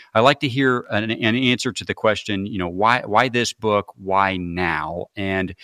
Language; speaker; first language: English; native; English